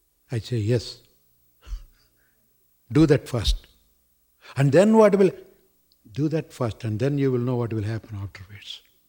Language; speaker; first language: English; non-native, local second language; Tamil